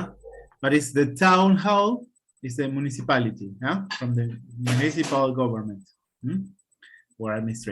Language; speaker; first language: English; non-native, fluent; Spanish